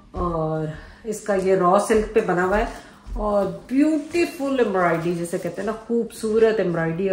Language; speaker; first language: Urdu; native; Urdu